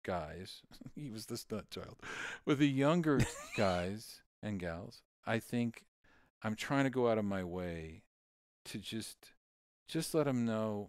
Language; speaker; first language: English; native; English